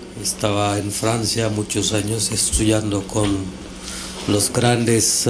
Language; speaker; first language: Spanish; non-native, fluent; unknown